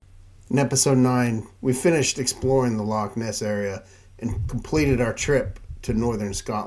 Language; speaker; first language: English; native; English